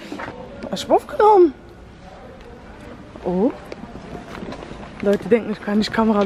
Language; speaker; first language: German; early bilingual, other home language; Lingala